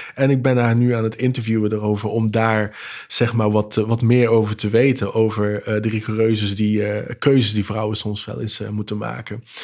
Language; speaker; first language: Dutch; non-native, local second language; Papiamento